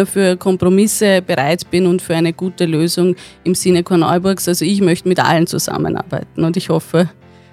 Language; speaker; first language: German; native; German